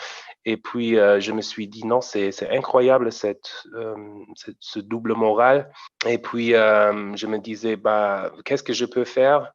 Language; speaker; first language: French; non-native, fluent; German